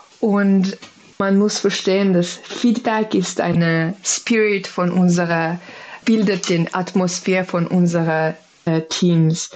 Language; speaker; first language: German; non-native, fluent; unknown